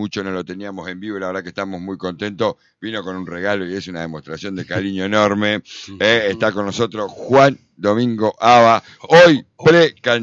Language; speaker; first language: Spanish; native; Spanish